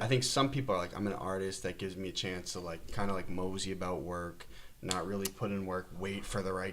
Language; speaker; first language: English; native; English